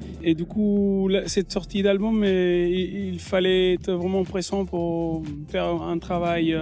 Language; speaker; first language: French; non-native, fluent; Spanish